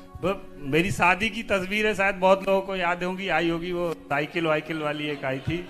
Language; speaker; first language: Hindi; native; Hindi